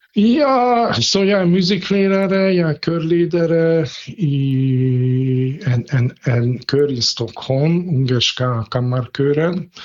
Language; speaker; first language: Swedish; non-native, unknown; Hungarian